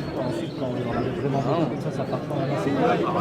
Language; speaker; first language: French; native; French